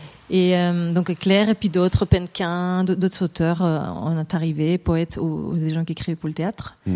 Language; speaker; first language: French; non-native, fluent; Spanish